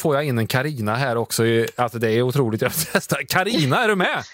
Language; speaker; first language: Swedish; native; Swedish